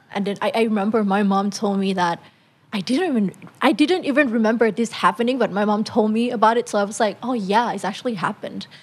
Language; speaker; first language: English; non-native, fluent; Thai